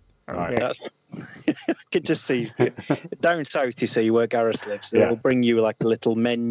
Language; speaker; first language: English; native; English